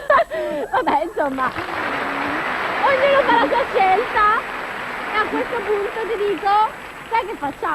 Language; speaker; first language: Italian; native; Italian